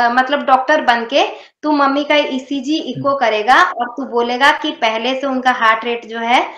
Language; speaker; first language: Hindi; non-native, local second language; Odia